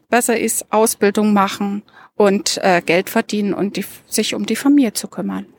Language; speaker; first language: German; native; German